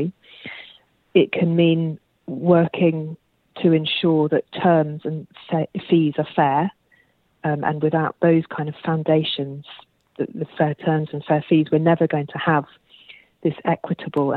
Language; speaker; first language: English; native; English